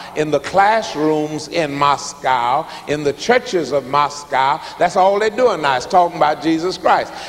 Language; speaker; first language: English; native; English